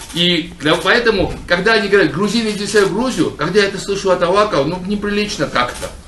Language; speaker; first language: Russian; non-native, local second language; Georgian